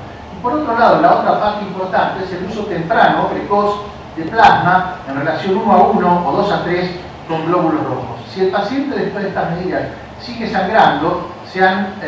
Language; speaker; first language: Spanish; native; Spanish